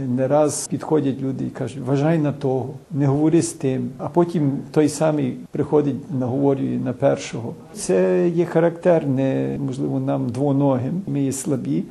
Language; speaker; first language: Ukrainian; early bilingual, heritage; Ukrainian